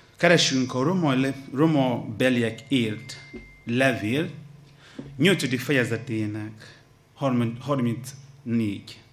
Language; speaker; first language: Hungarian; non-native, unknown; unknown